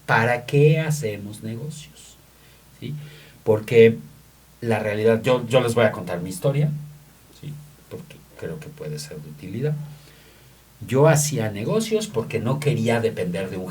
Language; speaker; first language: Spanish; native; Spanish